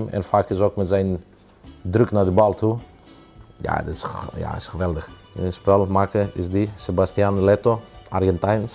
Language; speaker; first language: Dutch; non-native, fluent; Greek